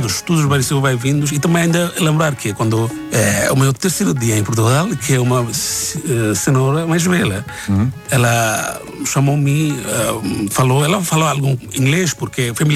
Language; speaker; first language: Portuguese; non-native, learner; Bangla